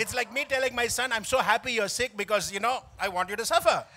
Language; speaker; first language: English; non-native, local second language; Tamil